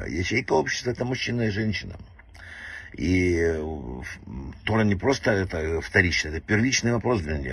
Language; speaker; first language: Russian; native; Russian